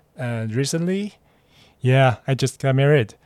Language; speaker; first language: English; non-native, fluent; Chinese